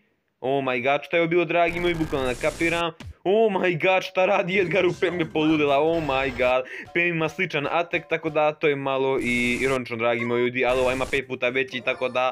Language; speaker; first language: Serbian; native; Serbian